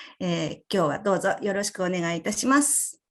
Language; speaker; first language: Japanese; native; Japanese